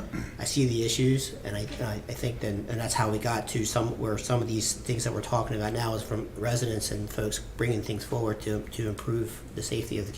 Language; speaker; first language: English; native; English